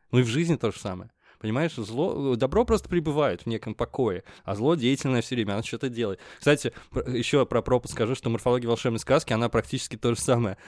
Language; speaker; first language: Russian; native; Russian